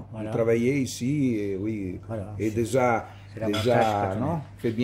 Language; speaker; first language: French; non-native, learner; Italian